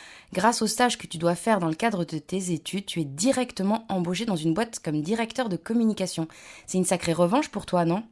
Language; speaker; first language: French; native; French